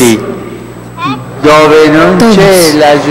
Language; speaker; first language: Italian; early bilingual, heritage; Spanish